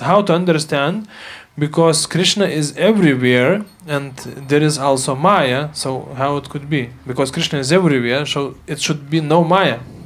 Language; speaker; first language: English; non-native, fluent; Lithuanian